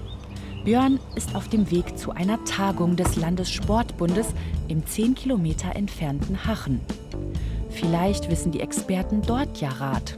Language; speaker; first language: German; native; German